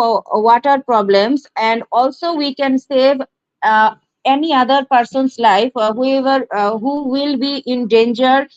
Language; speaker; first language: English; non-native, learner; Bangla